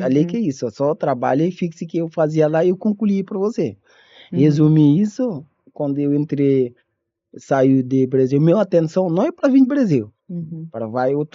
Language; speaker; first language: Portuguese; non-native, learner; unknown